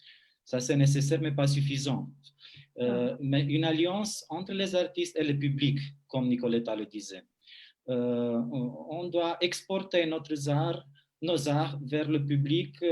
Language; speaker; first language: French; non-native, fluent; Romanian